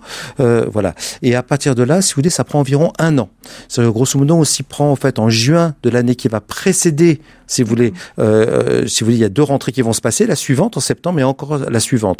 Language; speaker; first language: French; native; French